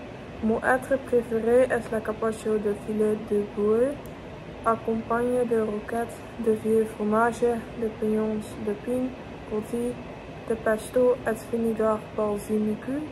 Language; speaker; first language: French; non-native, learner; Dutch